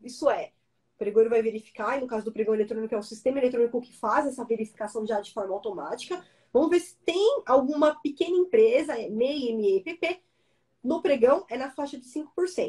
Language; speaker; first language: Portuguese; native; Portuguese